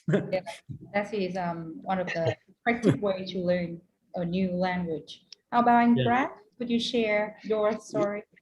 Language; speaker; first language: English; non-native, fluent; Vietnamese